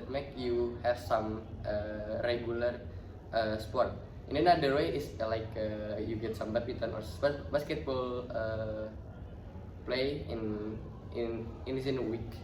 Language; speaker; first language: English; non-native, learner; Indonesian